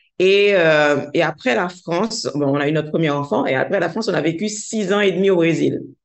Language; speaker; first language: French; non-native, local second language; Haitian Creole